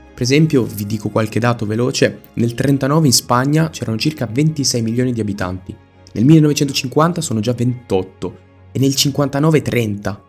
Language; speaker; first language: Italian; native; Italian